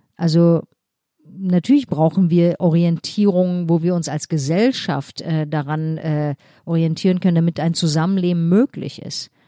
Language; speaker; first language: German; native; German